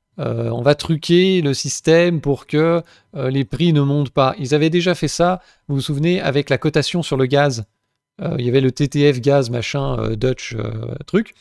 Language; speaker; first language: French; native; French